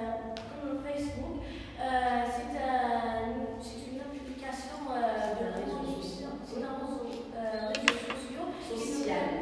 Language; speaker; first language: French; non-native, learner; Arabic